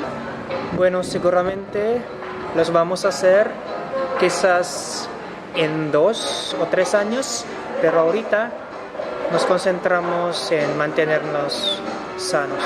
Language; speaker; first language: Spanish; non-native, fluent; Filipino